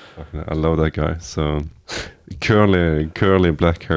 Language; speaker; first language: English; non-native, fluent; Norwegian